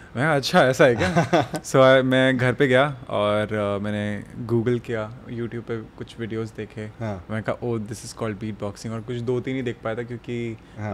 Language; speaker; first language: Hindi; native; Hindi